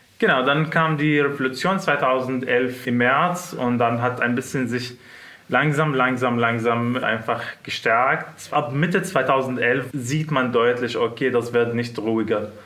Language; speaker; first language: German; non-native, fluent; Arabic